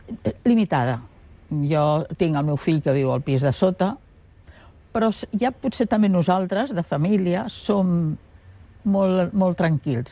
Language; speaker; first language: Catalan; native; Catalan